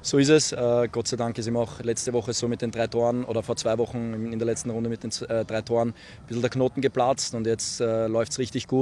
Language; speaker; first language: German; native; German